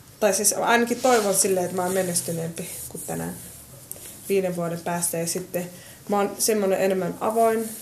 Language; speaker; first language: Finnish; early bilingual, other home language; Somali